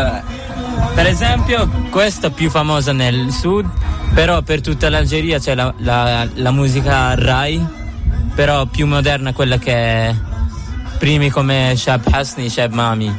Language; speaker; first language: Italian; non-native, fluent; Arabic